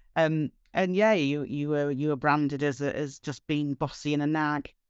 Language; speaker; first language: English; native; English